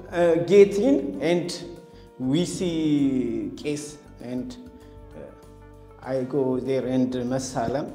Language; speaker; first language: English; non-native, learner; Amharic